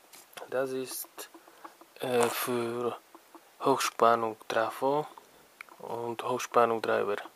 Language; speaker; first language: German; non-native, learner; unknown